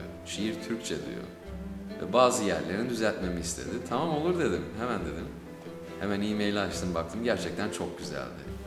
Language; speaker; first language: Turkish; native; Turkish